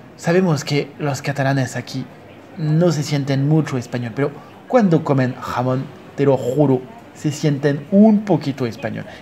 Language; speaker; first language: Spanish; non-native, fluent; French